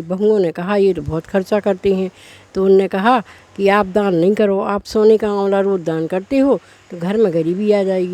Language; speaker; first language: Hindi; native; Hindi